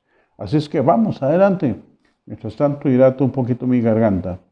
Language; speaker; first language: Spanish; native; Spanish